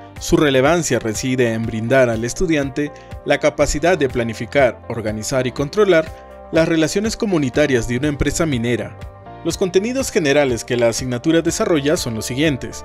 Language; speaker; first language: Spanish; native; Spanish